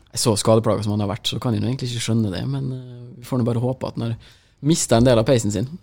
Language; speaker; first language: Norwegian; native; Norwegian